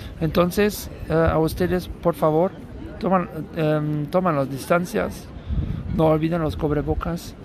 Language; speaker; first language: Spanish; non-native, learner; German